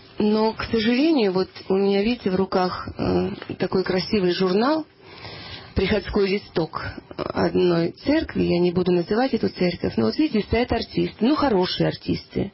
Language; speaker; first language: Russian; native; Russian